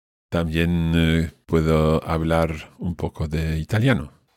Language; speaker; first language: Spanish; non-native, fluent; English